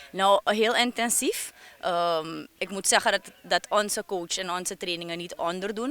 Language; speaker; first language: Dutch; native; Dutch